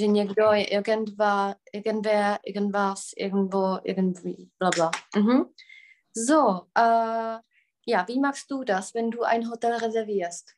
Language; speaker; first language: German; non-native, fluent; Czech